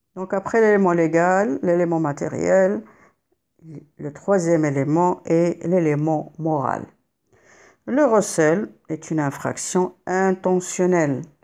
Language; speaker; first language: French; non-native, local second language; Arabic